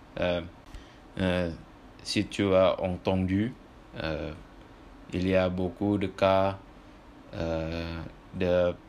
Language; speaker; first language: French; non-native, learner; Indonesian